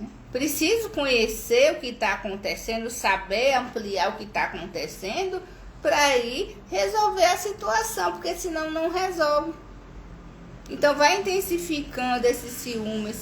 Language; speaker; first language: Portuguese; native; Portuguese